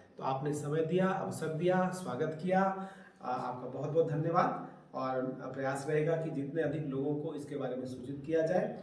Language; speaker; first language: Hindi; native; Hindi